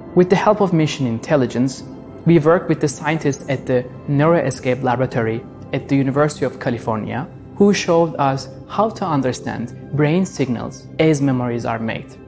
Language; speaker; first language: English; non-native, fluent; Turkish